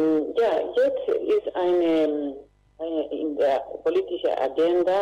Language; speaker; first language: German; non-native, learner; Spanish